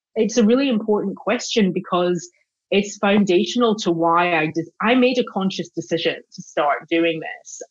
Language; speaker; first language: English; native; English